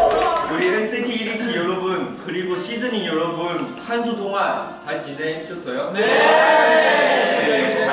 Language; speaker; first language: Korean; non-native, fluent; Chinese